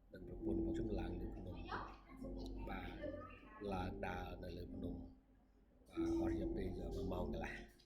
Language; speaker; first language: Khmer; native; Khmer